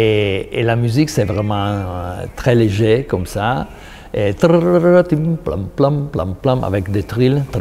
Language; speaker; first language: French; non-native, fluent; Italian